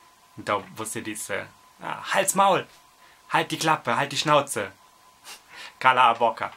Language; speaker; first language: Portuguese; non-native, learner; German